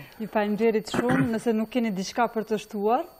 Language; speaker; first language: Albanian; native; Albanian